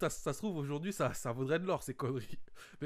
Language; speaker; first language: French; native; French